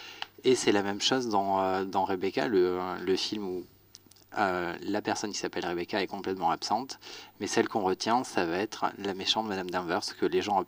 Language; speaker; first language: French; native; French